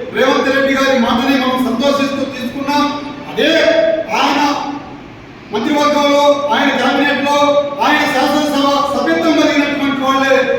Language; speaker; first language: Telugu; non-native, local second language; Lambadi